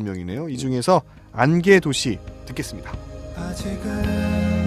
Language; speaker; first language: Korean; native; Korean